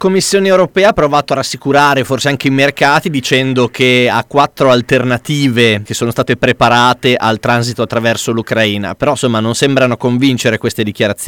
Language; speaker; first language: Italian; native; Italian